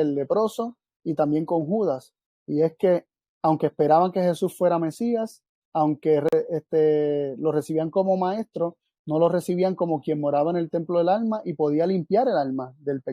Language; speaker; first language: Spanish; native; Spanish